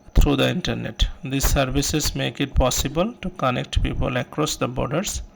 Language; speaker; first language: English; non-native, local second language; Bangla